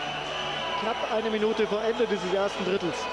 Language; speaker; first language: German; native; German